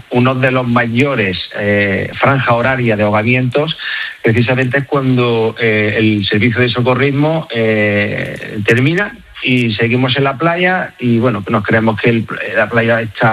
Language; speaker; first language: Spanish; native; Spanish